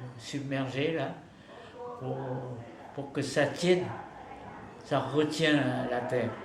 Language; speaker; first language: French; non-native, fluent; Vietnamese